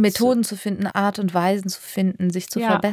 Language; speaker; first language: German; native; German